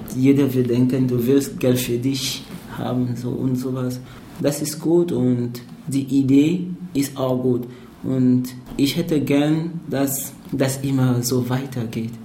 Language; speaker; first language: German; non-native, fluent; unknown